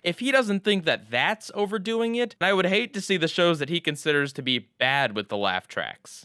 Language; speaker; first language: English; native; English